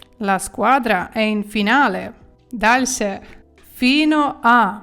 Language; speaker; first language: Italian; non-native, fluent; Ukrainian